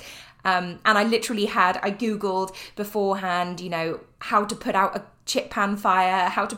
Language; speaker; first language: English; native; English